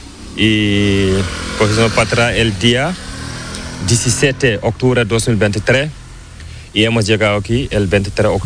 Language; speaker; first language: Spanish; non-native, learner; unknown